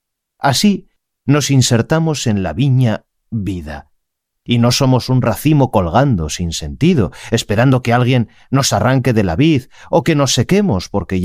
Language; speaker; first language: Spanish; native; Spanish